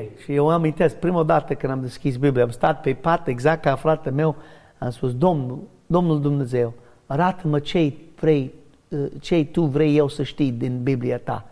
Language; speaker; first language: Romanian; non-native, learner; English